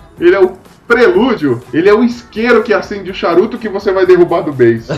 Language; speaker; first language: Portuguese; native; Portuguese